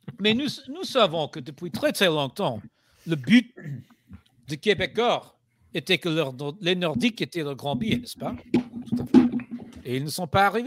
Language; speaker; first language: French; non-native, fluent; English